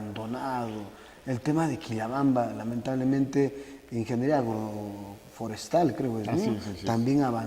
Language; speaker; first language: Spanish; native; Spanish